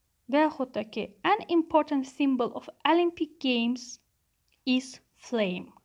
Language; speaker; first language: English; non-native, fluent; Azerbaijani